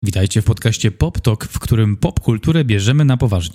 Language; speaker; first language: Polish; native; Polish